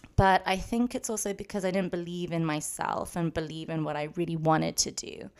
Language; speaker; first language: English; native; English